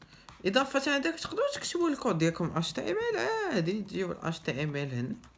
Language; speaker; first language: Arabic; native; Arabic